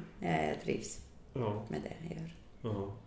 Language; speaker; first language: Swedish; non-native, fluent; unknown